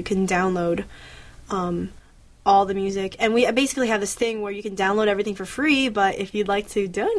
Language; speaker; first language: English; early bilingual, other home language; Chinese